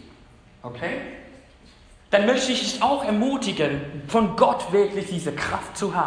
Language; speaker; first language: German; non-native, fluent; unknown